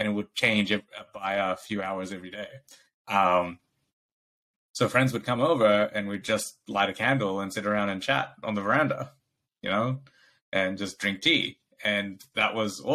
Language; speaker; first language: English; non-native, local second language; Bangla